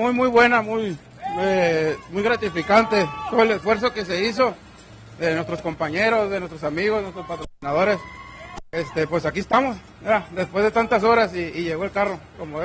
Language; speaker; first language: Spanish; native; Spanish